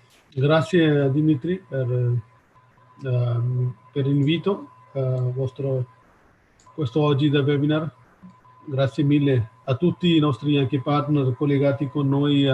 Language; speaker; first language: Italian; non-native, learner; Hindi